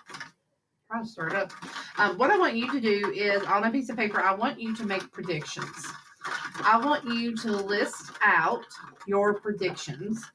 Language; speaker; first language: English; native; English